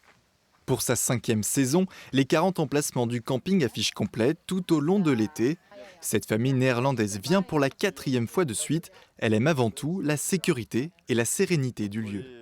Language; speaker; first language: French; native; French